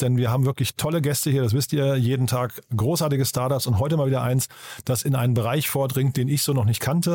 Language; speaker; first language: German; native; German